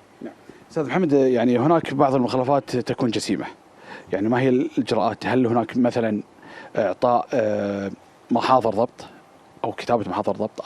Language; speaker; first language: Arabic; native; Arabic